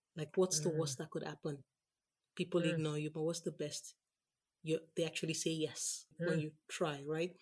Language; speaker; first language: English; non-native, local second language; Yoruba